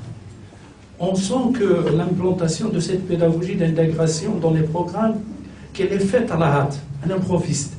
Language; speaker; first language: French; non-native, local second language; Arabic